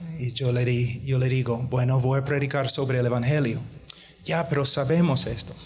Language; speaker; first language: Spanish; non-native, fluent; English